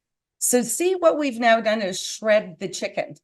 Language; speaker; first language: English; native; English